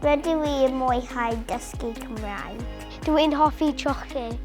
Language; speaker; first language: Welsh; non-native, local second language; English